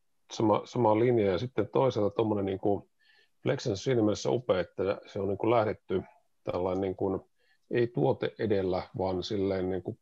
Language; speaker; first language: Finnish; native; Finnish